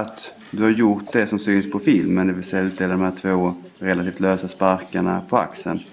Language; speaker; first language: Swedish; native; Swedish